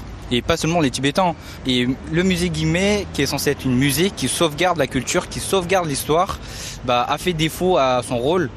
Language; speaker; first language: French; early bilingual, other home language; Tibetan